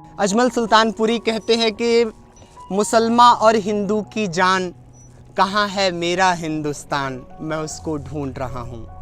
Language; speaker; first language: Hindi; native; Hindi